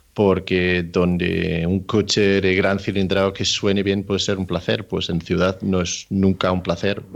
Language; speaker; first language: Spanish; non-native, fluent; Danish